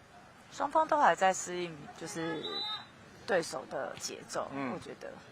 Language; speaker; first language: Chinese; native; Chinese